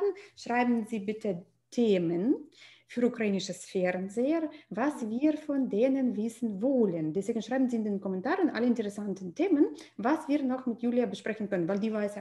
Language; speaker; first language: German; non-native, fluent; Russian